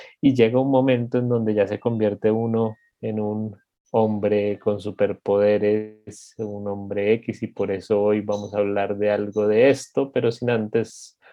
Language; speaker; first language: Spanish; native; Spanish